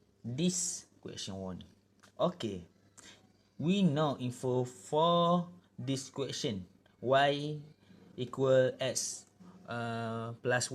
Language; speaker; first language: English; non-native, local second language; Malay